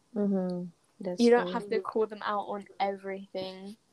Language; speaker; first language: English; native; English